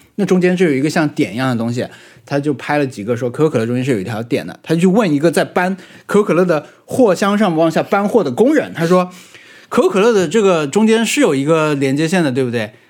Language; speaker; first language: Chinese; native; Chinese